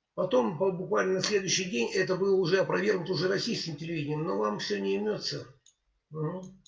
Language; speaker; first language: Russian; native; Russian